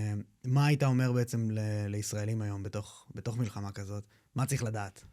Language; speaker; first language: Hebrew; native; Hebrew